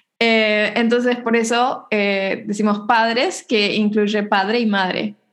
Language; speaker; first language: Spanish; native; Spanish